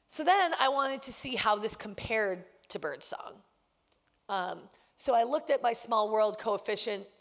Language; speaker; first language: English; native; English